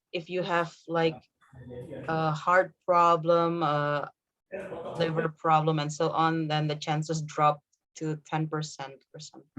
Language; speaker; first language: English; non-native, fluent; Indonesian